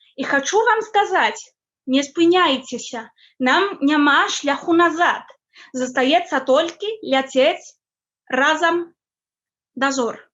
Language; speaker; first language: Belarusian; non-native, fluent; Spanish